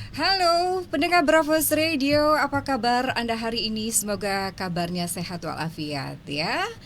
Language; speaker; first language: Indonesian; native; Indonesian